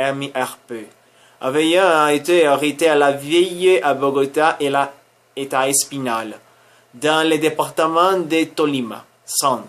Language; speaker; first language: French; non-native, learner; Spanish